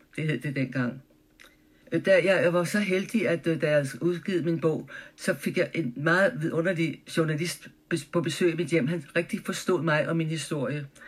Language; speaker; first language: Danish; early bilingual, other home language; German